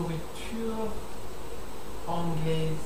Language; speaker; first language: French; non-native, learner; English